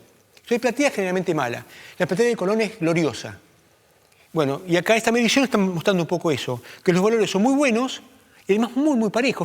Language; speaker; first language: Spanish; native; Spanish